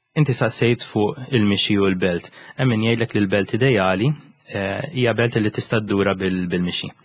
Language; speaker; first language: Maltese; native; Maltese